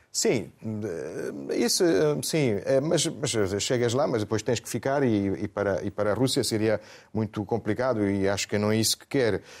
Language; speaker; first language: Portuguese; non-native, fluent; Italian